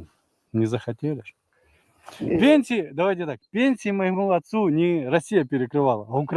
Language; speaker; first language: Russian; native; Russian